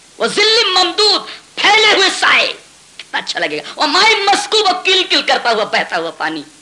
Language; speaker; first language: Urdu; native; Urdu